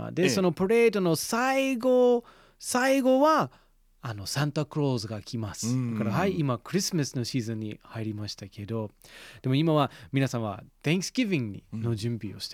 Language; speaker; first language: Japanese; non-native, fluent; English